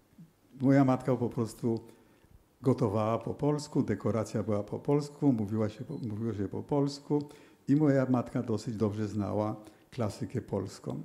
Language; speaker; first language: Polish; early bilingual, heritage; Polish